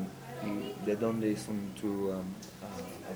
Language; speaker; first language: Spanish; non-native, learner; English